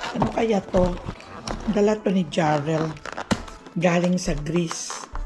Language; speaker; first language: Filipino; native; Filipino